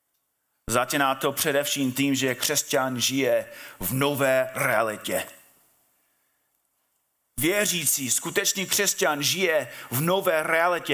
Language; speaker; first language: Czech; non-native, fluent; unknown